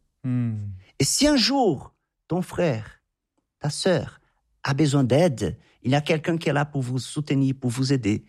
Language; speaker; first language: French; non-native, fluent; Portuguese